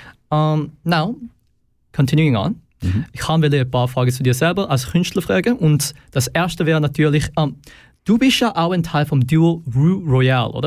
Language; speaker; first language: German; native; German